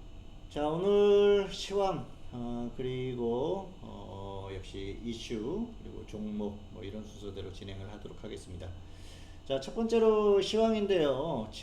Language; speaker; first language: Korean; native; Korean